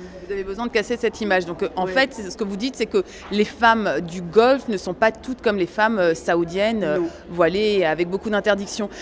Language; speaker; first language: French; native; French